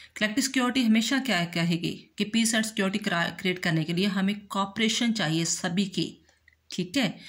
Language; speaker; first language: Hindi; non-native, local second language; Punjabi